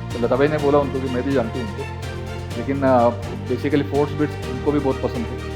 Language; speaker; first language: Hindi; non-native, local second language; Marathi